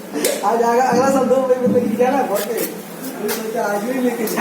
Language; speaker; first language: Hindi; non-native, local second language; Bangla